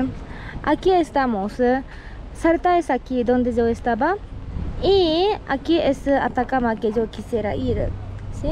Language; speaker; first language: Spanish; non-native, fluent; Japanese